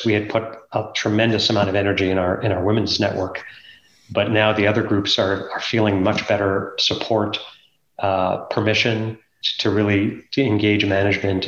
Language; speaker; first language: English; native; English